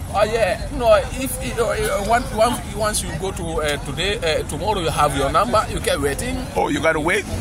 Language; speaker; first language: English; non-native, learner; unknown